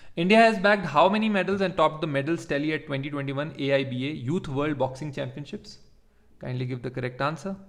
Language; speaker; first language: English; non-native, local second language; Hindi